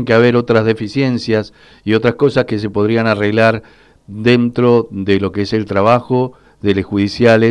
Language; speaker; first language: Spanish; native; Spanish